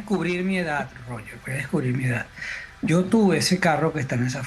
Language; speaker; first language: Spanish; native; Spanish